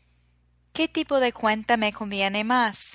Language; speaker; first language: Spanish; non-native, fluent; English